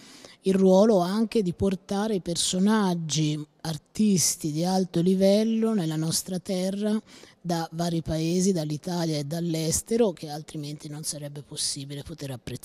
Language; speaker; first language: Italian; native; Italian